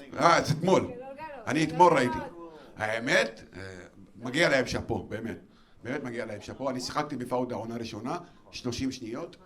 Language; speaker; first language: Hebrew; non-native, local second language; Arabic